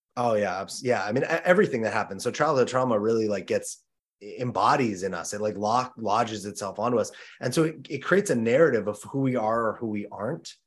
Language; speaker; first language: English; native; English